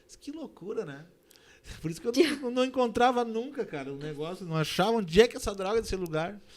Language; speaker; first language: Portuguese; native; Portuguese